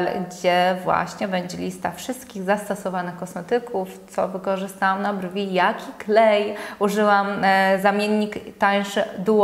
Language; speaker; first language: Polish; native; Polish